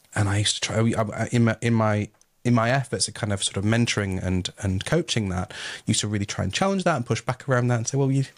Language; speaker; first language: English; native; English